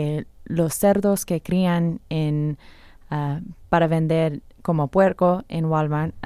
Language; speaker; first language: Spanish; non-native, fluent; English